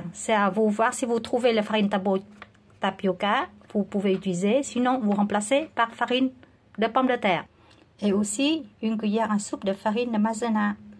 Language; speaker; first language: French; non-native, learner; Vietnamese